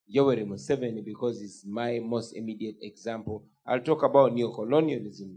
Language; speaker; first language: English; non-native, local second language; Ganda